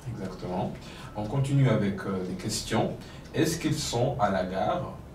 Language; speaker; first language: French; non-native, fluent; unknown